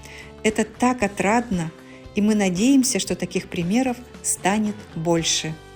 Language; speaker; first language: Russian; native; Russian